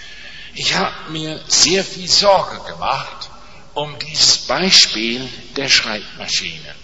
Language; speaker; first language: German; non-native, fluent; English